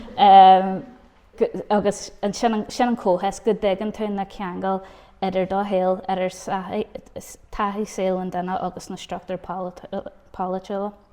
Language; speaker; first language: Irish; non-native, local second language; English